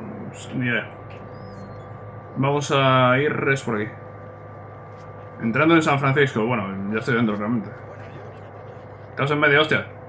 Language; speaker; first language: Spanish; native; Spanish